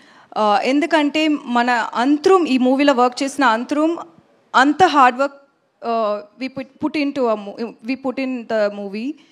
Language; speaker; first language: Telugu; non-native, learner; Tamil